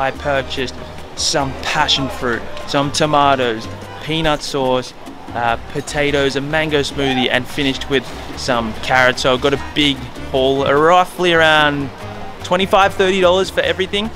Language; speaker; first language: English; native; English